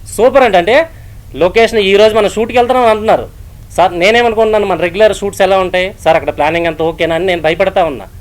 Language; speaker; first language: Telugu; native; Telugu